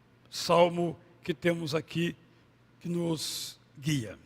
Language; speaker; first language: Portuguese; native; Portuguese